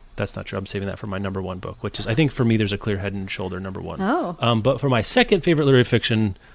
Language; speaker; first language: English; native; English